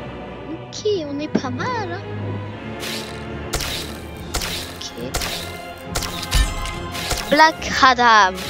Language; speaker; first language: French; native; French